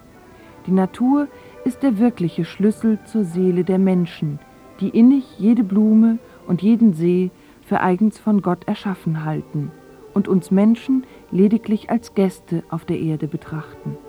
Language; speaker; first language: German; native; German